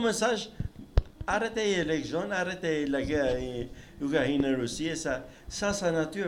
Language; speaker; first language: French; non-native, learner; Albanian